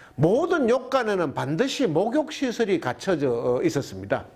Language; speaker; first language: Korean; native; Korean